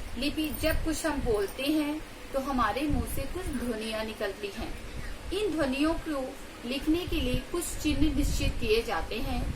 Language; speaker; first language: Hindi; native; Hindi